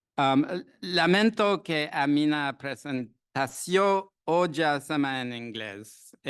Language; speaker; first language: Spanish; non-native, learner; English